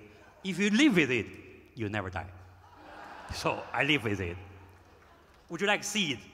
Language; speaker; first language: English; non-native, fluent; Chinese